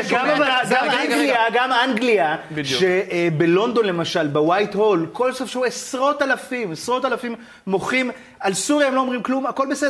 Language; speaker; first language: Hebrew; native; Hebrew